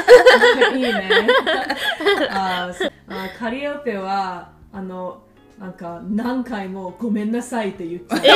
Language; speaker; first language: Japanese; non-native, fluent; English